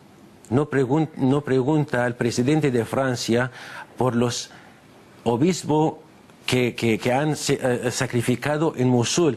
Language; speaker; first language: Spanish; non-native, fluent; Arabic